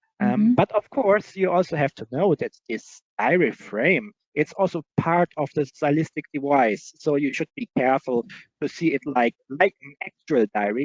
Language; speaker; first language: English; non-native, fluent; German